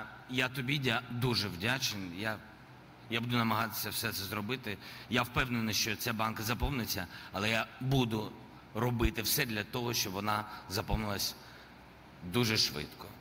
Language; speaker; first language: Ukrainian; non-native, local second language; Russian